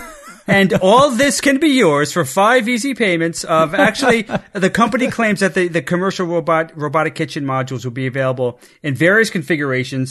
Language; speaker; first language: English; native; English